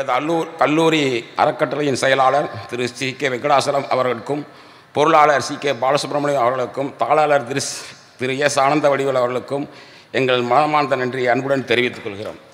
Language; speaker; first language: Tamil; native; Tamil